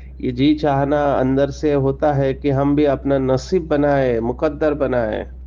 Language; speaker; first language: Hindi; non-native, local second language; Marathi